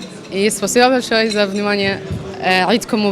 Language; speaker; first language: Russian; non-native, fluent; Arabic